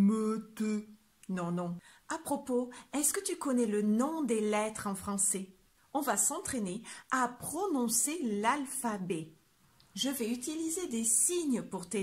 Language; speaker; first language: French; native; French